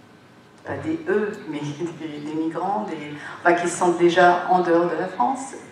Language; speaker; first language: French; non-native, fluent; Japanese